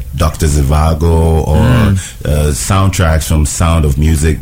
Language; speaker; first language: English; non-native, local second language; Ewe